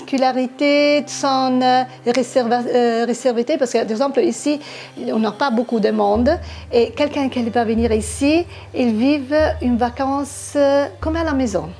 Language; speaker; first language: French; non-native, fluent; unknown